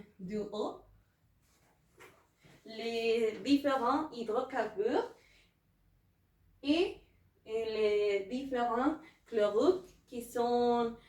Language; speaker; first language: French; non-native, learner; Spanish